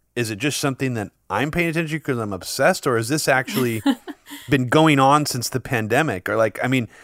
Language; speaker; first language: English; native; English